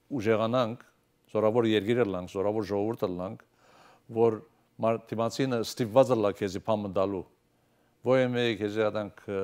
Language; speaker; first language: Armenian; early bilingual, heritage; Armenian